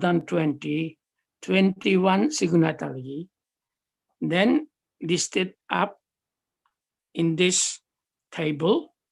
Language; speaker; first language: English; non-native, fluent; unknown